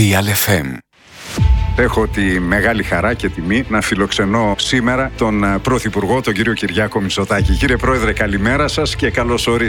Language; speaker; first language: Greek; native; Greek